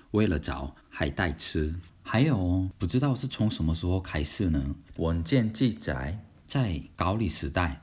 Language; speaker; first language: Chinese; non-native, fluent; Korean